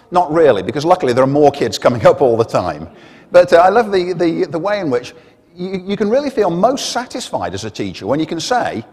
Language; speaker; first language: English; native; English